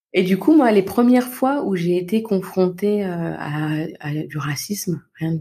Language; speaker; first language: French; native; French